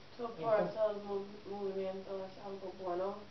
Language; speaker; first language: Spanish; non-native, learner; English